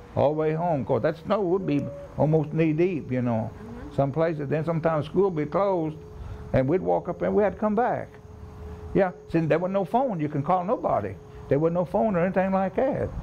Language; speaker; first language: English; native; English